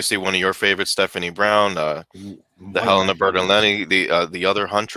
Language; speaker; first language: English; native; English